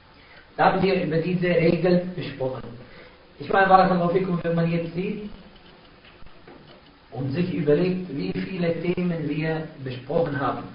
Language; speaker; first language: German; non-native, fluent; Arabic